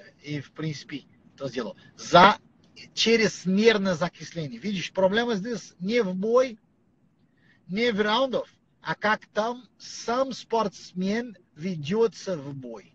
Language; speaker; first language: Russian; non-native, learner; Portuguese